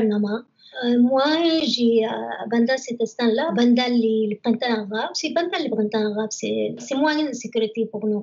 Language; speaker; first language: French; non-native, learner; Arabic